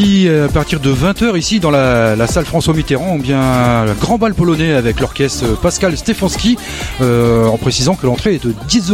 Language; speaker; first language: French; native; French